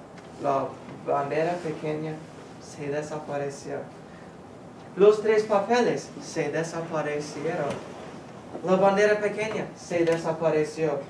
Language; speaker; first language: Spanish; non-native, fluent; English